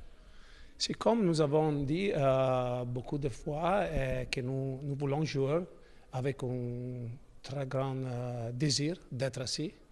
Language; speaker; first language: French; non-native, learner; Italian